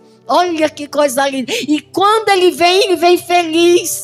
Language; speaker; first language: Portuguese; native; Portuguese